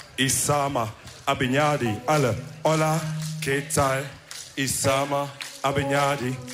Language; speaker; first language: German; early bilingual, other home language; Wolof